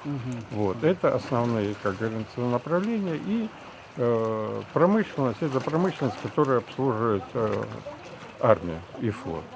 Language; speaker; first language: Russian; native; Russian